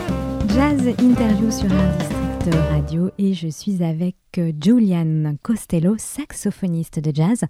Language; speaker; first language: French; native; French